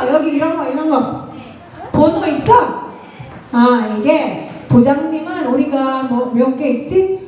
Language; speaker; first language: Korean; native; Korean